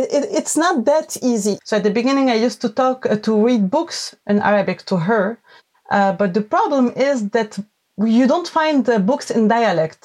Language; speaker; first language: English; non-native, fluent; Arabic